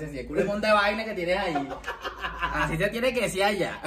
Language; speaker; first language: Spanish; native; Spanish